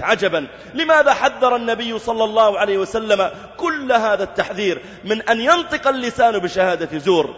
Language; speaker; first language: Arabic; native; Arabic